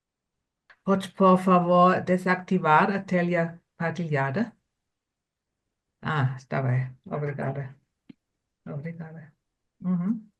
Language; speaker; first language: Portuguese; non-native, fluent; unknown